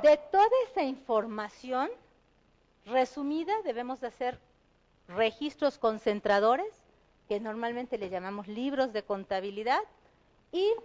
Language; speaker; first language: Spanish; native; Spanish